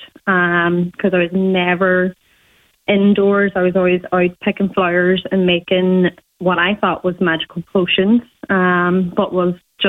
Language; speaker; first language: English; native; English